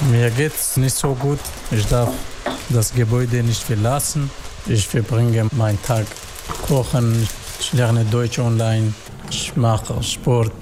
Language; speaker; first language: German; non-native, learner; Kurdish